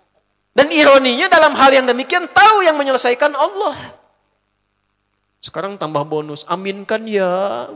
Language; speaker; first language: Indonesian; native; Indonesian